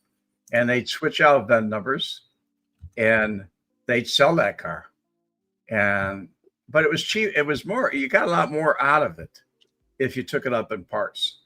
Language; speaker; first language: English; native; English